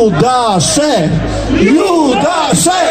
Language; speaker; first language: Polish; native; Polish